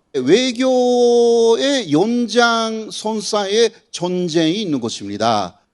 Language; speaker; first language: Korean; non-native, fluent; Japanese